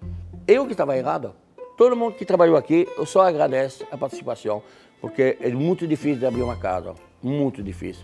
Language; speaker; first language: Portuguese; non-native, fluent; French